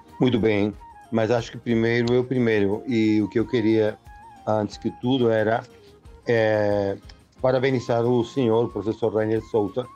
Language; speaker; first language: Portuguese; non-native, fluent; Spanish